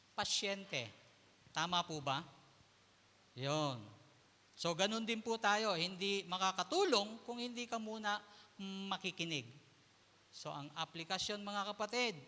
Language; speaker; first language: Filipino; native; Filipino